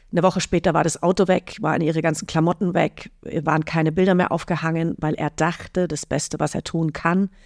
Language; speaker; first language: German; native; German